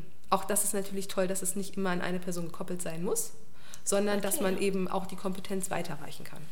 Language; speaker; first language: German; native; German